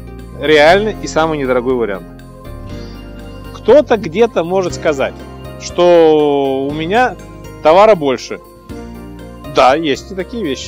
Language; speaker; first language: Russian; native; Russian